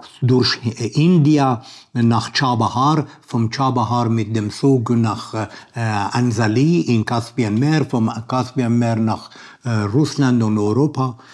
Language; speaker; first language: German; non-native, learner; Persian